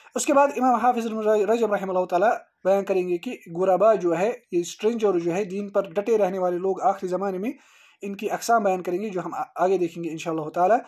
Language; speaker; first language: Urdu; native; Urdu